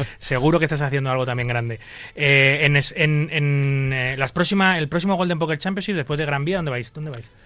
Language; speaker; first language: Spanish; native; Spanish